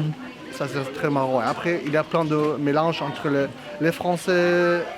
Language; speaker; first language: French; non-native, fluent; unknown